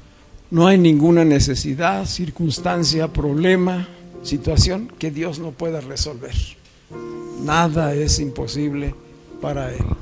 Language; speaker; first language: Spanish; native; Spanish